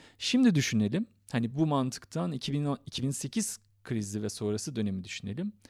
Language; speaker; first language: Turkish; native; Turkish